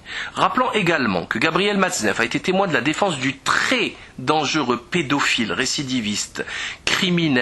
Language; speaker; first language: French; native; French